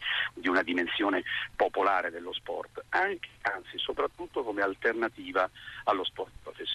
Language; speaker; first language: Italian; native; Italian